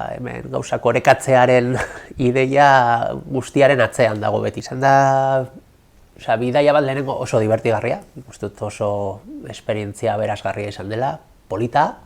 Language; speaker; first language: Basque; non-native, local second language; Spanish